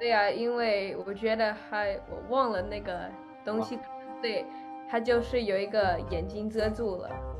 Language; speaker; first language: Chinese; early bilingual, other home language; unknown